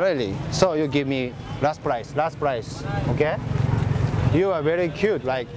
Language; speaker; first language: English; non-native, learner; Thai